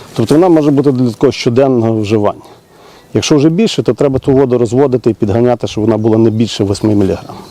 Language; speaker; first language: Ukrainian; native; Ukrainian